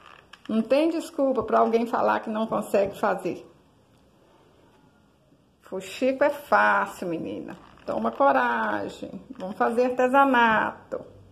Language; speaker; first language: Portuguese; native; Portuguese